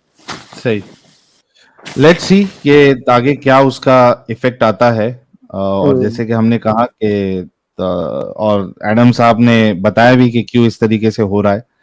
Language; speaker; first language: Hindi; native; Hindi